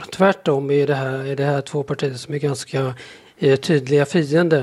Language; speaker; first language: Swedish; native; Swedish